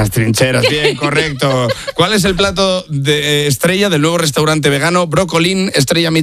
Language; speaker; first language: Spanish; native; Spanish